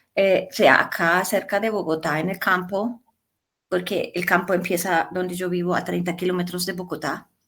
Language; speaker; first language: Spanish; non-native, fluent; German